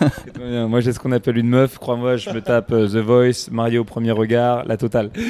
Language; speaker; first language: French; native; French